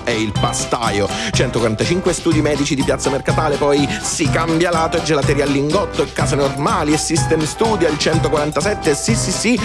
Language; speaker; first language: Italian; native; Italian